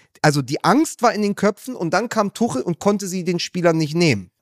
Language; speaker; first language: German; native; German